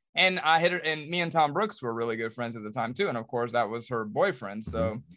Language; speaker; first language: English; native; English